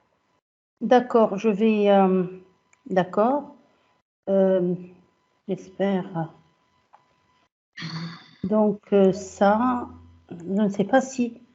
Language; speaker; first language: French; non-native, local second language; Arabic